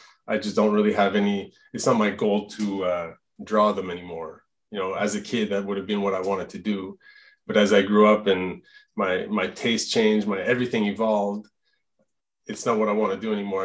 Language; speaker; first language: English; non-native, fluent; French